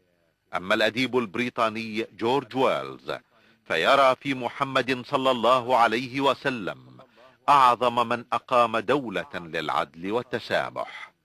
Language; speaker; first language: Arabic; native; Arabic